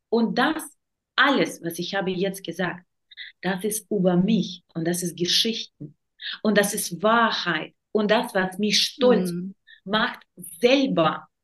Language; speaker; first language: German; non-native, learner; Russian